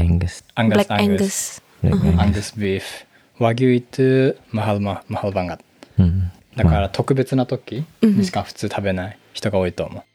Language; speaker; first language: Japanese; non-native, learner; Indonesian